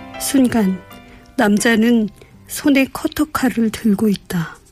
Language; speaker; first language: Korean; native; Korean